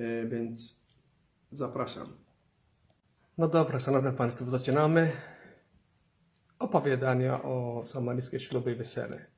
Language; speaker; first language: Polish; non-native, fluent; Somali